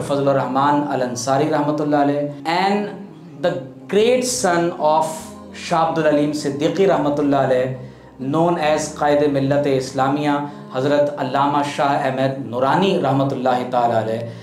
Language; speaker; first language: English; non-native, local second language; Urdu